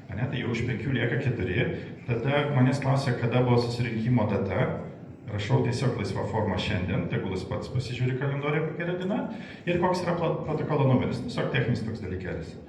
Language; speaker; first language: Lithuanian; non-native, local second language; Polish